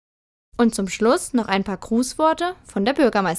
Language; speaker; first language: German; native; German